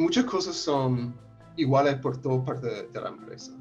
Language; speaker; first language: Spanish; non-native, fluent; English